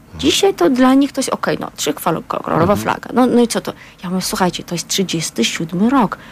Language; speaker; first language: Polish; non-native, fluent; Azerbaijani